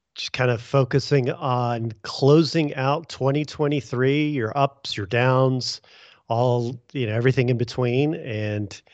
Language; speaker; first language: English; early bilingual, other home language; Hindi